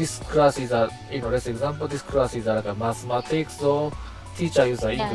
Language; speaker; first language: English; non-native, learner; Japanese